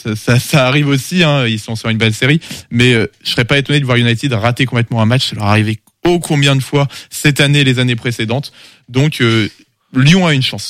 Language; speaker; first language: French; native; French